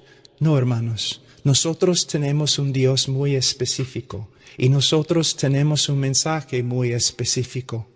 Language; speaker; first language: Spanish; non-native, fluent; English